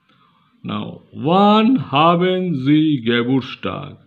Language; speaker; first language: German; non-native, learner; Bangla